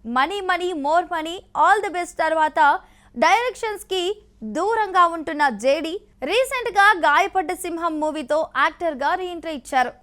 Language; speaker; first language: Telugu; native; Telugu